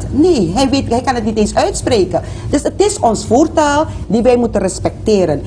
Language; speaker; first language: Dutch; native; Dutch